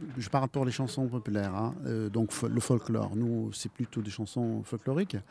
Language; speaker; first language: French; non-native, fluent; Turkish